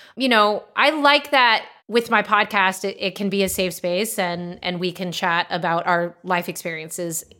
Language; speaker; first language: English; native; English